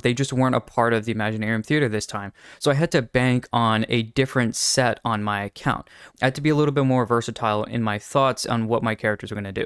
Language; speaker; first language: English; native; English